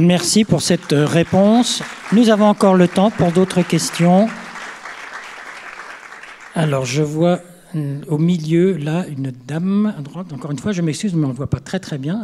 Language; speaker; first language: French; native; French